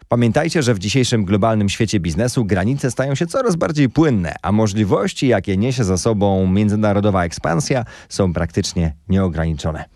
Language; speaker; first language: Polish; native; Polish